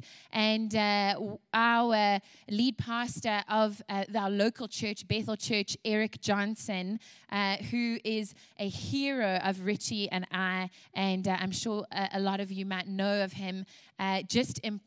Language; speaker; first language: English; native; English